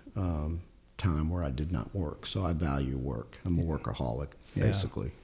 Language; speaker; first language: English; early bilingual, other home language; Italian